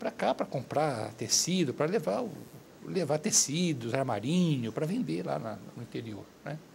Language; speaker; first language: Portuguese; native; Portuguese